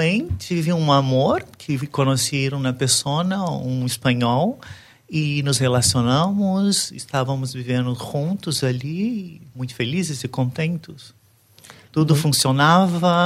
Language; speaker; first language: Spanish; non-native, learner; Portuguese